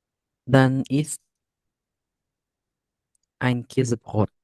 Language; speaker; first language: German; non-native, learner; Filipino